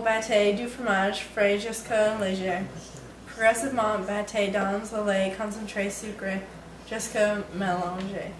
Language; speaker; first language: French; non-native, learner; English